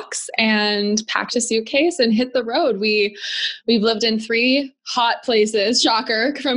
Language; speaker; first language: English; native; English